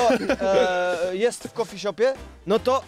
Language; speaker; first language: Polish; early bilingual, other home language; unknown